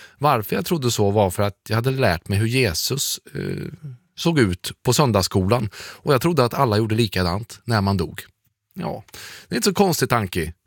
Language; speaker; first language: Swedish; native; Swedish